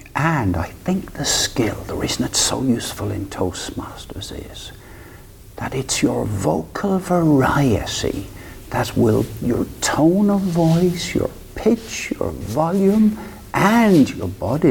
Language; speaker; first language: English; native; English